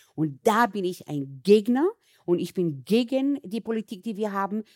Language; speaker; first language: German; early bilingual, other home language; Hebrew